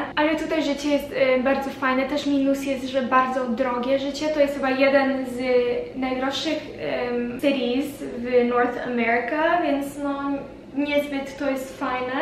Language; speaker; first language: Polish; early bilingual, heritage; Polish